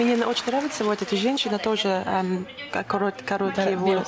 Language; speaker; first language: Russian; non-native, learner; English